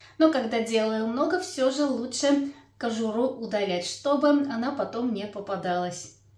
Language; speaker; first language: Russian; non-native, local second language; Armenian